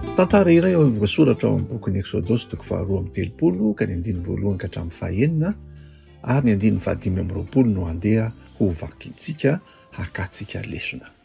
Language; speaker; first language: Malagasy; native; Malagasy